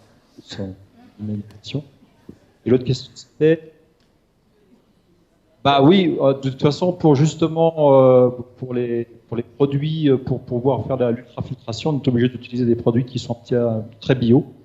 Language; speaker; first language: French; native; French